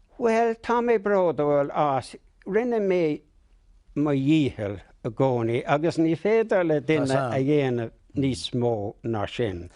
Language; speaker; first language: Irish; non-native, local second language; English